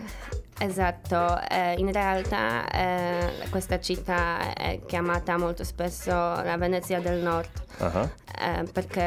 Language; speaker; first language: Italian; non-native, fluent; Polish